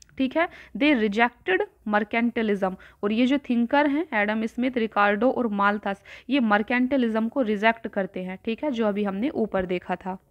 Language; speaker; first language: Hindi; native; Hindi